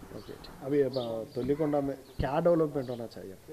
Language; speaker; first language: Hindi; non-native, local second language; Telugu